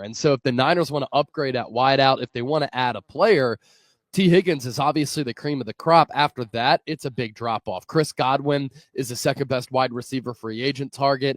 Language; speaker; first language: English; native; English